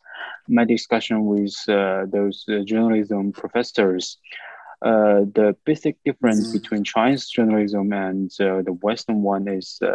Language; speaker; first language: English; non-native, fluent; Chinese